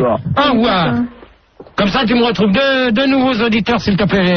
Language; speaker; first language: French; native; French